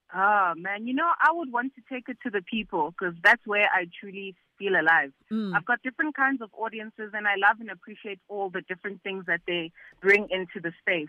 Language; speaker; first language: English; non-native, local second language; Zulu